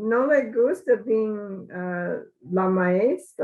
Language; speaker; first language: Spanish; non-native, learner; English